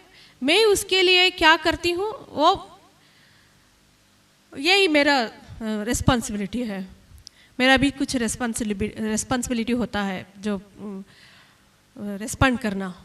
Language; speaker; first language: Hindi; non-native, local second language; Kannada